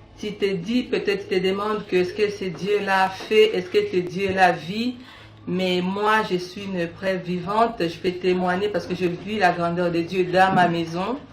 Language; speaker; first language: French; native; French